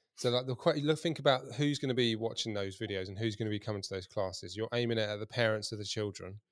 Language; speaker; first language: English; native; English